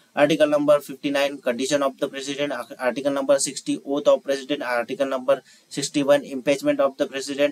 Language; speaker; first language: Hindi; non-native, local second language; Marathi